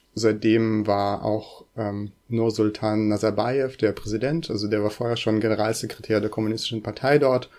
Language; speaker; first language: German; early bilingual, other home language; Russian